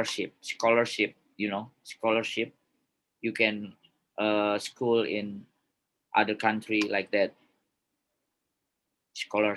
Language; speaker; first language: English; non-native, learner; Indonesian